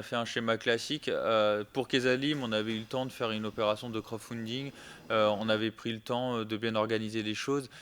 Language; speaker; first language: French; native; French